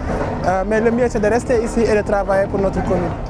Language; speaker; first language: French; non-native, local second language; Wolof